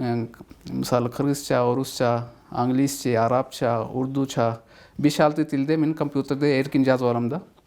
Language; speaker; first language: Kyrgyz; non-native, fluent; Urdu